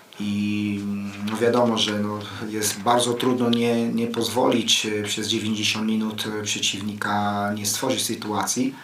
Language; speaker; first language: Polish; non-native, fluent; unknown